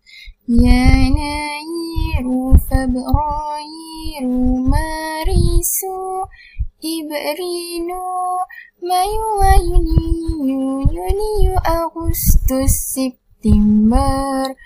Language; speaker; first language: Arabic; non-native, learner; Malay